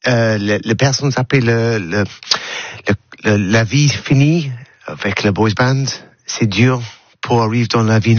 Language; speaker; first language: French; non-native, learner; English